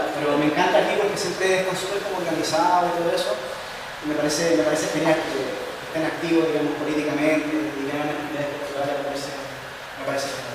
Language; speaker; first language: Spanish; native; Spanish